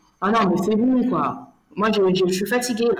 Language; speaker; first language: French; native; French